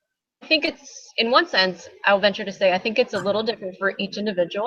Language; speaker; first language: English; native; English